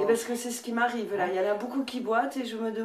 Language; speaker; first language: French; native; French